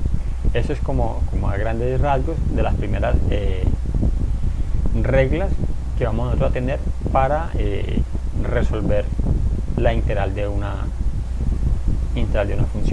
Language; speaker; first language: Spanish; native; Spanish